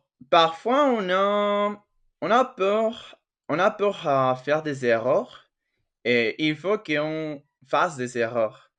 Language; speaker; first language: French; non-native, fluent; Spanish